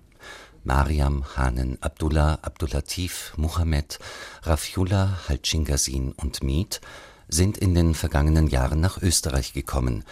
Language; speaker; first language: German; native; German